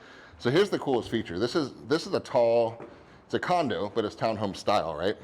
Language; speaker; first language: English; native; English